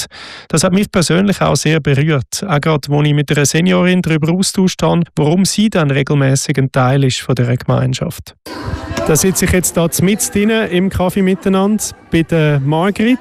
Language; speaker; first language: German; native; German